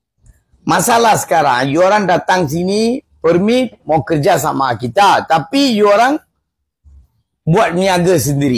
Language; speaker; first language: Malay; non-native, local second language; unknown